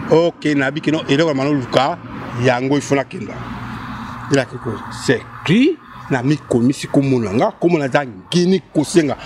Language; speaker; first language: Lingala; non-native, local second language; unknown